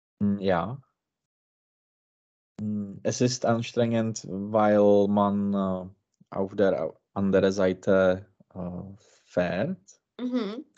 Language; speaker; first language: German; non-native, learner; Czech